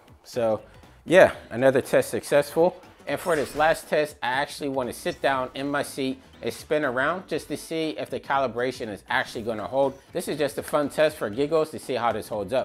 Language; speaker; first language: English; native; English